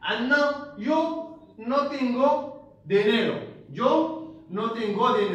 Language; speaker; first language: Spanish; non-native, fluent; Arabic